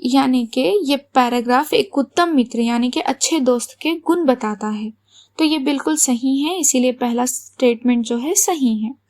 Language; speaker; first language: Hindi; non-native, local second language; Telugu